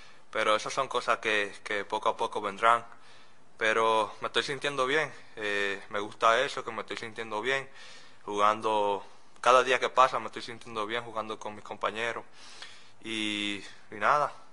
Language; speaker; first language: Spanish; native; Spanish